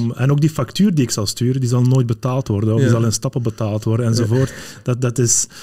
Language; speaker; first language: Dutch; early bilingual, other home language; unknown